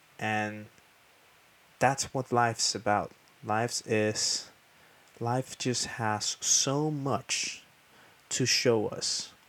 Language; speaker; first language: English; non-native, fluent; Spanish